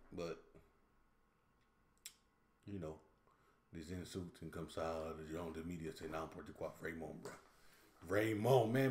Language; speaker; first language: French; non-native, fluent; English